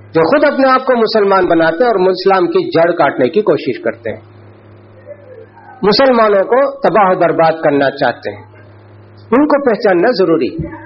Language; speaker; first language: Urdu; native; Urdu